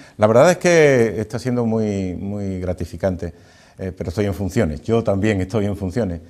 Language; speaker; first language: Spanish; native; Spanish